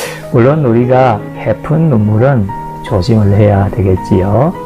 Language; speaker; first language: Korean; native; Korean